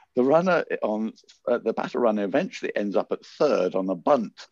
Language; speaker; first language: English; native; English